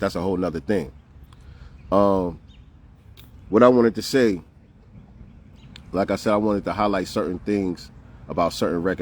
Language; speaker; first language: English; native; English